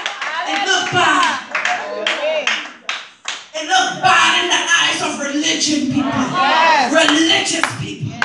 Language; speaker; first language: English; native; English